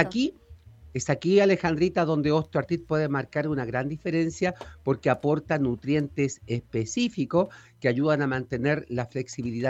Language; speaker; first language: Spanish; native; Spanish